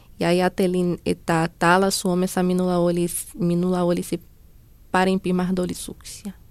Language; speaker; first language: Finnish; non-native, learner; Portuguese